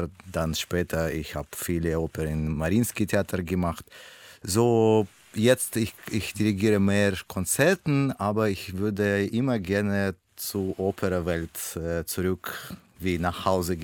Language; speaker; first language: German; non-native, fluent; Russian